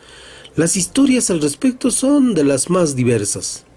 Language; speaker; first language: Spanish; native; Spanish